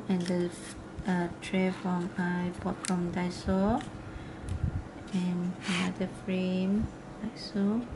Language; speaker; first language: English; non-native, learner; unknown